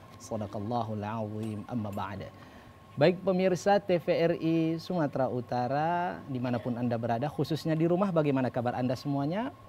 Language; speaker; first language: Indonesian; native; Indonesian